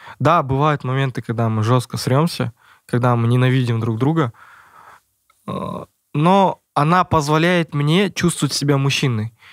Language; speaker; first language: Russian; native; Russian